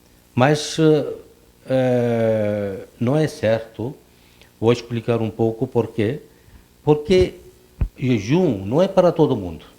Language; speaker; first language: Portuguese; non-native, fluent; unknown